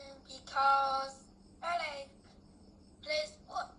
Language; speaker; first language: English; non-native, learner; Chinese